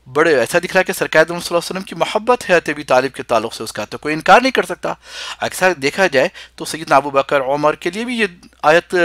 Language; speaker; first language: Urdu; native; Urdu